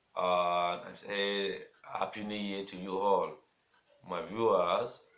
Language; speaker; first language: English; non-native, local second language; Yoruba